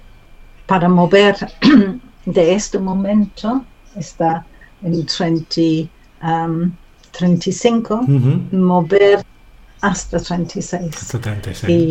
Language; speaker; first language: Spanish; non-native, learner; English